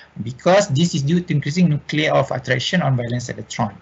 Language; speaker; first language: English; non-native, local second language; Malay